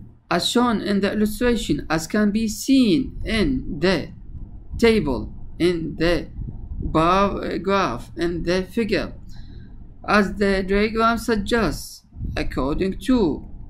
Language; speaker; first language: English; non-native, fluent; Arabic